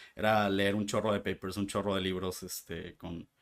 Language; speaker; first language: Spanish; native; Spanish